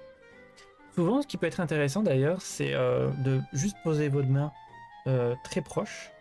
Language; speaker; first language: French; native; French